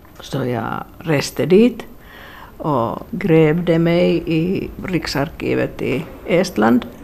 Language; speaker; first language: Swedish; non-native, local second language; Finnish